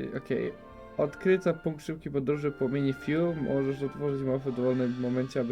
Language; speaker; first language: Polish; native; Polish